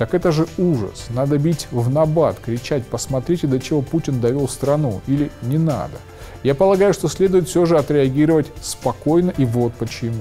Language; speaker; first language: Russian; native; Russian